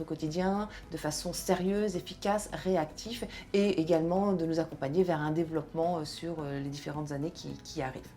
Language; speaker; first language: French; native; French